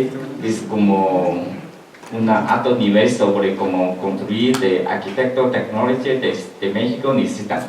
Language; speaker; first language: Spanish; non-native, learner; Chinese